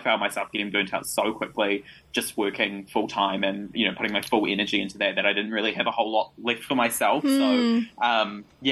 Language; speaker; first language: English; native; English